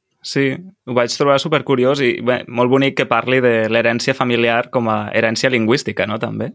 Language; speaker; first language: Catalan; native; Catalan